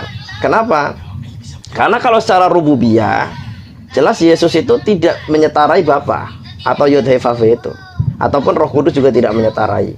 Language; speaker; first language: Indonesian; native; Indonesian